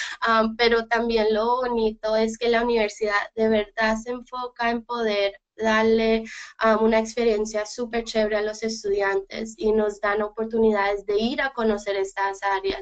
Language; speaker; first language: Spanish; early bilingual, heritage; Spanish